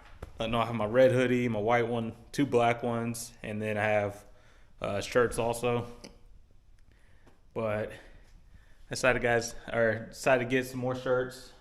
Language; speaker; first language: English; native; English